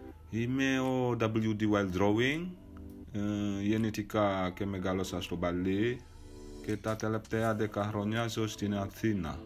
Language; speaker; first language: Greek; non-native, fluent; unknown